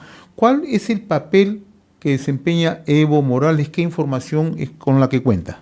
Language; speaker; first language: Spanish; native; Spanish